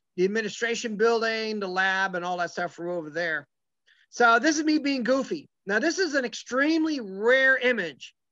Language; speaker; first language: English; native; English